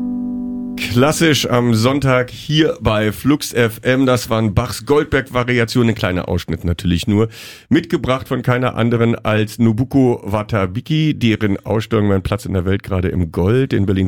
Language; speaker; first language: German; native; German